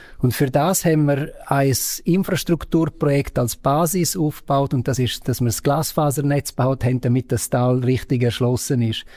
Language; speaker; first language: German; non-native, local second language; Romansh